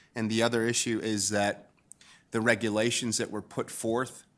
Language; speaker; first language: English; non-native, fluent; Spanish